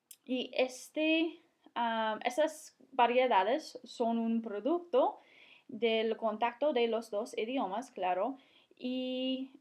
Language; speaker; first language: Spanish; non-native, fluent; English